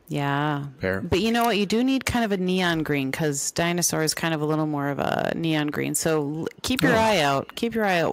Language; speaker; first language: English; native; English